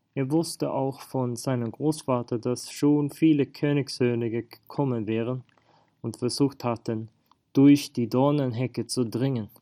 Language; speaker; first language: German; non-native, fluent; Swedish